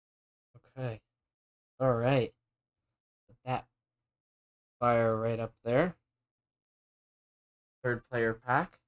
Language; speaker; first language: English; native; English